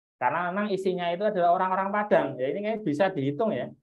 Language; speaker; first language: Indonesian; native; Indonesian